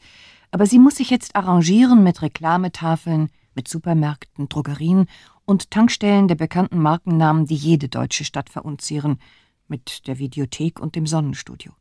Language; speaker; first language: German; native; German